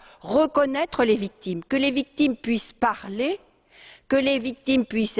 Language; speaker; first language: French; native; French